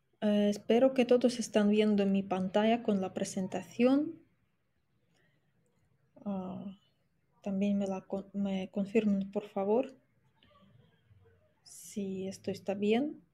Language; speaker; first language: Spanish; non-native, fluent; Russian